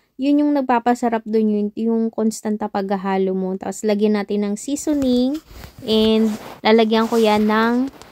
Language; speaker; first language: Filipino; native; Filipino